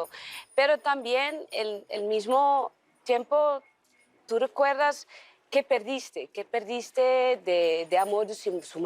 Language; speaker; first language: Spanish; early bilingual, heritage; Dutch